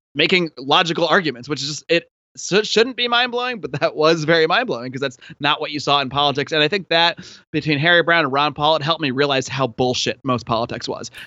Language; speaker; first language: English; native; English